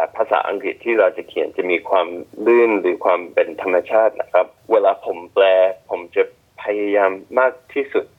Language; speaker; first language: Thai; non-native, fluent; English